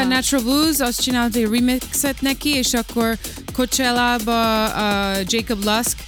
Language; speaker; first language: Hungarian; early bilingual, heritage; Hungarian